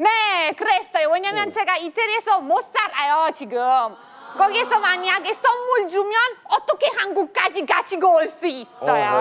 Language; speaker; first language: Korean; non-native, learner; Italian